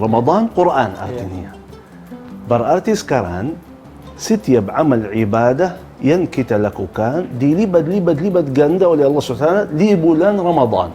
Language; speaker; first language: Indonesian; non-native, fluent; Arabic